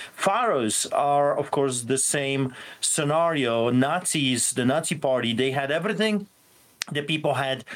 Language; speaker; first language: English; non-native, fluent; Polish